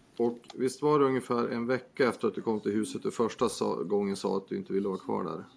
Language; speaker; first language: Swedish; native; Swedish